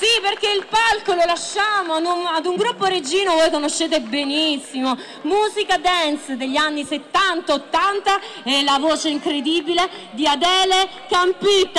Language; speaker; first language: Italian; native; Italian